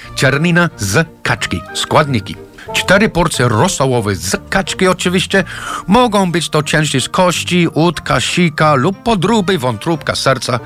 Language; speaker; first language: Polish; non-native, fluent; English